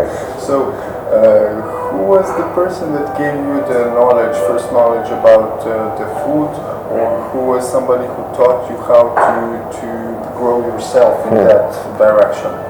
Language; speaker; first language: English; non-native, fluent; Serbian